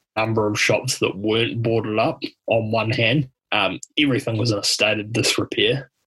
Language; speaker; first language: English; native; English